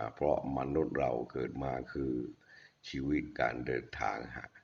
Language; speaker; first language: Thai; native; Thai